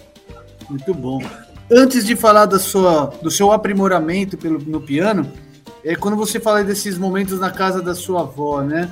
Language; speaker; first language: Portuguese; native; Portuguese